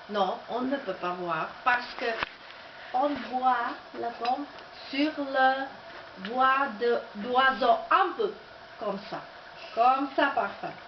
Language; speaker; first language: French; non-native, learner; Czech